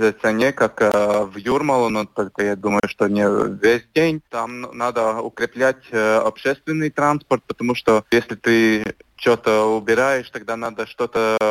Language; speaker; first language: Russian; non-native, local second language; Latvian